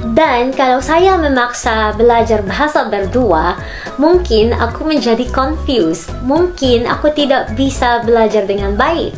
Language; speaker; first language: Indonesian; non-native, learner; Filipino